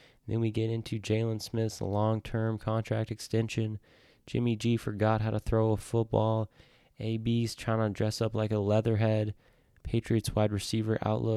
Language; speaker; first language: English; native; English